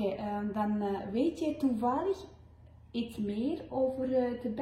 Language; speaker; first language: Dutch; non-native, fluent; Tibetan